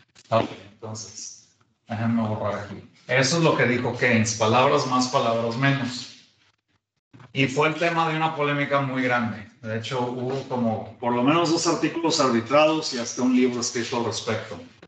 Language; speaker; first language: Spanish; native; Spanish